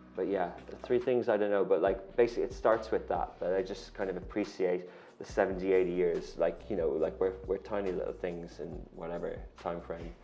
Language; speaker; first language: English; native; English